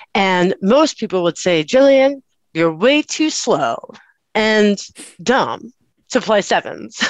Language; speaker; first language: English; native; English